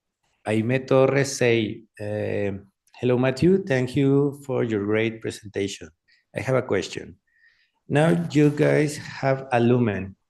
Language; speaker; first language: English; non-native, learner; Spanish